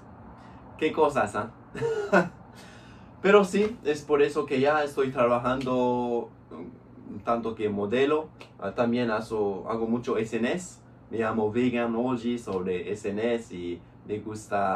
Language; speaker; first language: Spanish; non-native, fluent; English